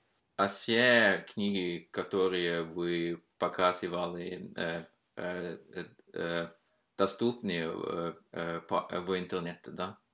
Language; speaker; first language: Russian; non-native, fluent; Norwegian